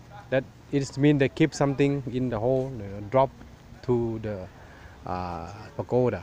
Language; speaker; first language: English; non-native, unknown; Thai